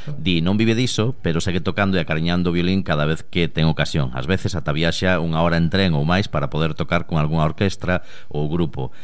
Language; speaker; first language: Galician; native; Galician